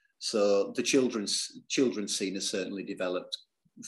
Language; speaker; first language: English; native; English